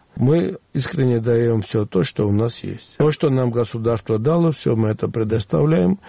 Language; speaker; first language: Russian; non-native, local second language; Georgian